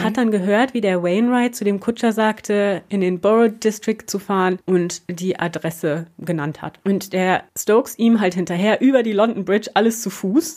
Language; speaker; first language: German; native; German